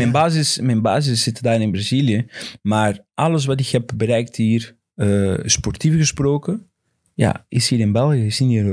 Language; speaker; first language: Dutch; non-native, fluent; Portuguese